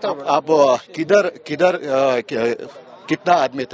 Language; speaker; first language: Hindi; non-native, local second language; Kannada